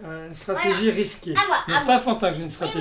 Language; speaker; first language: French; native; French